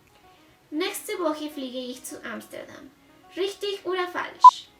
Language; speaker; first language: German; non-native, fluent; Spanish